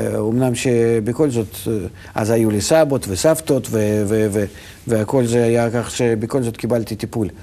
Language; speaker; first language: Hebrew; non-native, fluent; Russian